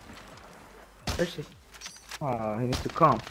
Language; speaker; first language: English; non-native, learner; Persian